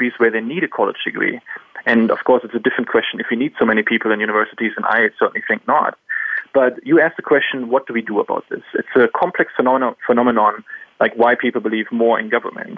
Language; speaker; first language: English; non-native, fluent; German